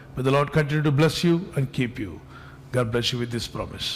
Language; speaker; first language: English; non-native, local second language; Telugu